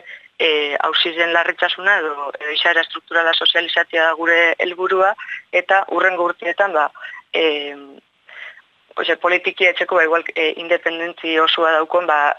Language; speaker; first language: Basque; native; Basque